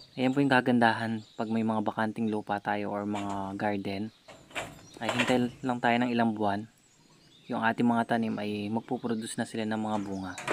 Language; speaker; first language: Filipino; native; Filipino